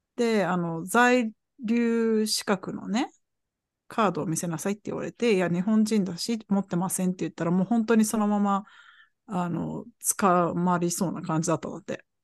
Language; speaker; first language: Japanese; native; Japanese